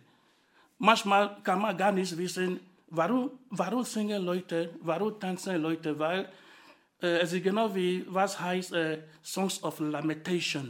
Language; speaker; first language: German; non-native, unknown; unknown